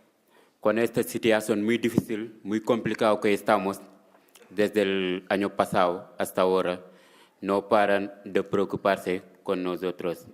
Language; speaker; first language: Spanish; non-native, fluent; Wolof